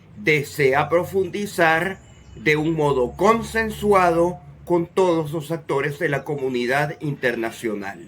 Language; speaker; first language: Spanish; native; Spanish